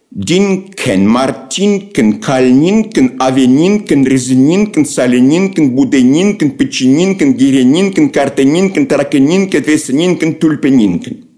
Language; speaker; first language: German; non-native, fluent; Russian